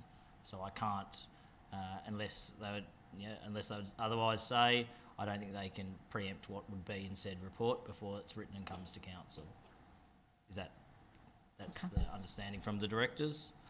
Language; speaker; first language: English; native; English